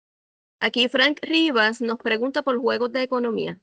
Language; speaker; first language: Spanish; native; Spanish